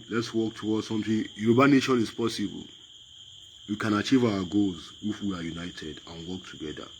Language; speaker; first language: English; non-native, local second language; Yoruba